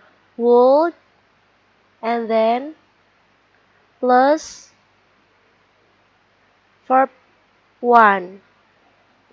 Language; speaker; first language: English; non-native, learner; Indonesian